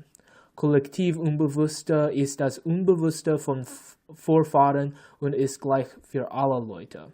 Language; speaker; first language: German; non-native, learner; English